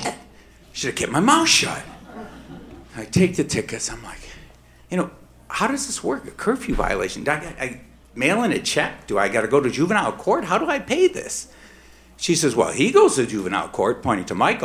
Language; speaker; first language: English; native; English